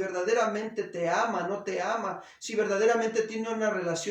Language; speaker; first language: Spanish; native; Spanish